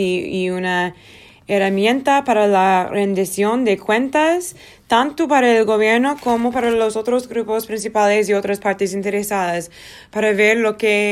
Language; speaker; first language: Spanish; non-native, learner; Portuguese